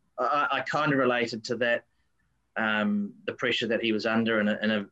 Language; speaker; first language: English; native; English